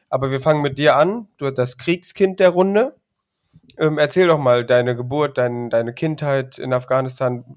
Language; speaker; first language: German; native; German